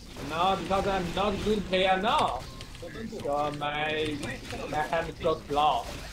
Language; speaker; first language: English; non-native, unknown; Chinese